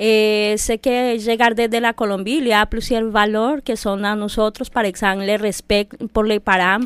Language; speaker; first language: French; non-native, fluent; Spanish